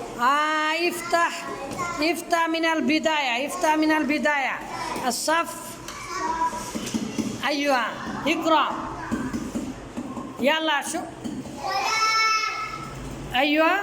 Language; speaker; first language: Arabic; non-native, fluent; Bangla